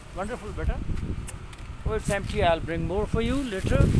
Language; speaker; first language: English; non-native, local second language; Punjabi